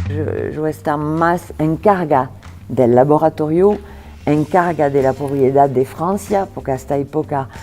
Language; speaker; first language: Spanish; non-native, fluent; French